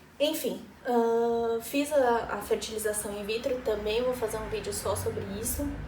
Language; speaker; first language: Portuguese; native; Portuguese